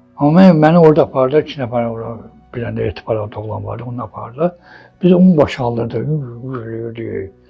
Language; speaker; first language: Azerbaijani; non-native, local second language; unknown